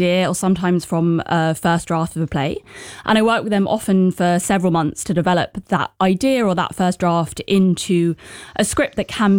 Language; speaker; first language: English; native; English